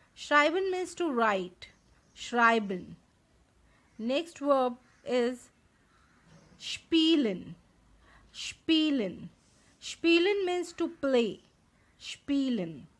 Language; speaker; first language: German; non-native, fluent; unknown